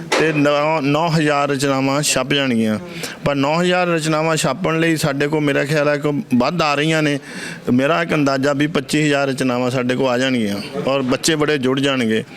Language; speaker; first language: Punjabi; native; Punjabi